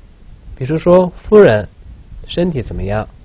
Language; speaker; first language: Chinese; non-native, local second language; Tibetan